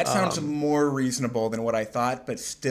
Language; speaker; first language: English; native; English